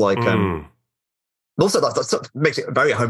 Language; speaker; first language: English; native; English